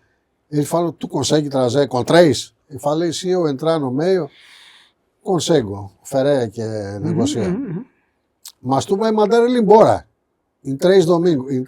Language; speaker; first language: Portuguese; non-native, fluent; Greek